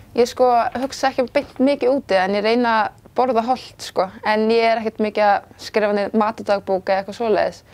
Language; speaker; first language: Icelandic; native; Icelandic